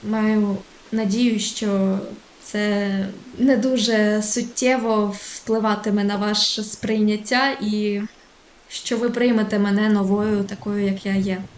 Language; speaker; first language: Ukrainian; non-native, local second language; Russian